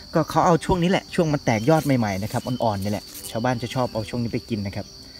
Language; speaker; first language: Thai; native; Thai